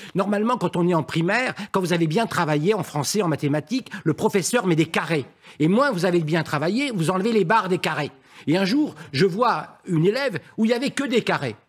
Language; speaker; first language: French; native; French